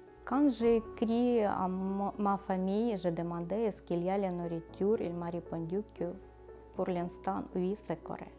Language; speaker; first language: French; non-native, learner; Ukrainian